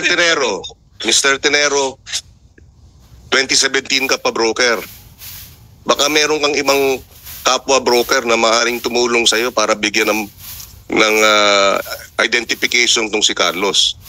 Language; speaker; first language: Filipino; native; Filipino